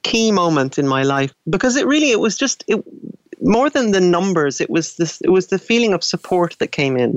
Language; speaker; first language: English; native; English